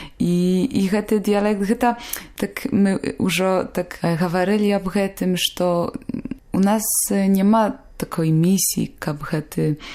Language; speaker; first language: Belarusian; non-native, local second language; Polish